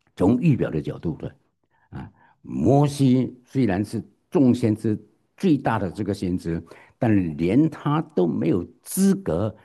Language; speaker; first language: Chinese; native; Chinese